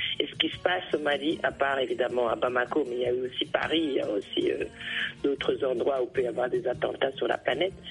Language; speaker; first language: French; native; French